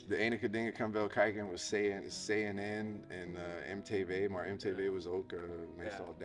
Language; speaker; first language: Dutch; non-native, fluent; English